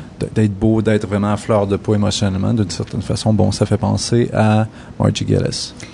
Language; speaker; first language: French; native; French